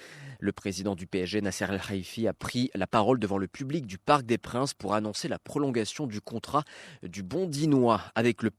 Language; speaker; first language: French; native; French